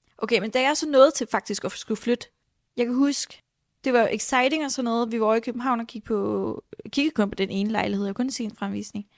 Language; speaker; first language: Danish; native; Danish